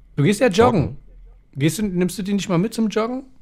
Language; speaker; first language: German; early bilingual, other home language; Persian